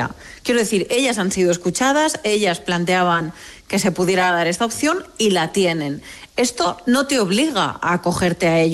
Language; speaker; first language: Spanish; native; Spanish